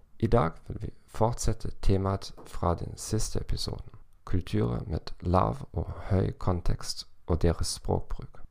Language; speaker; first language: Norwegian; non-native, learner; German